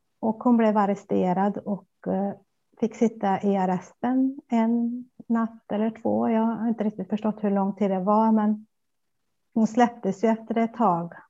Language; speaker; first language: Swedish; early bilingual, other home language; Spanish